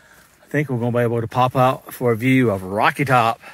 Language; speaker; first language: English; native; English